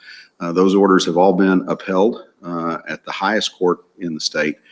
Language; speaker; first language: English; native; English